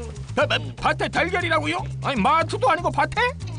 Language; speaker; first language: Korean; native; Korean